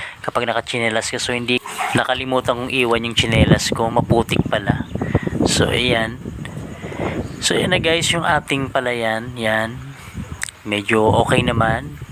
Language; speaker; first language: Filipino; native; Filipino